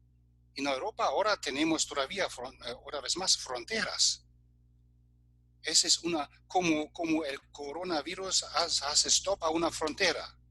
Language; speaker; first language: Spanish; non-native, fluent; German